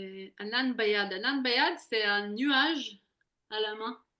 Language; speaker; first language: French; non-native, fluent; Hebrew